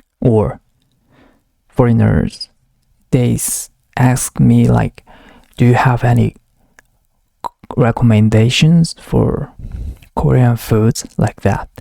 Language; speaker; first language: English; non-native, learner; Korean